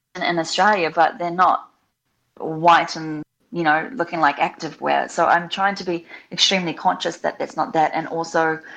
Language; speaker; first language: English; native; English